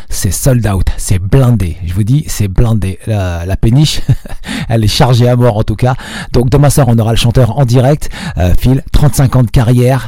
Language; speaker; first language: French; non-native, local second language; Arabic